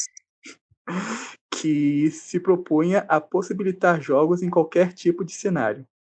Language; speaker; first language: Portuguese; native; Portuguese